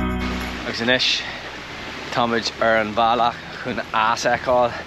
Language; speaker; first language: Irish; non-native, local second language; English